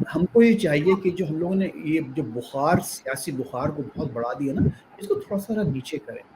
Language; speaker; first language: Urdu; native; Urdu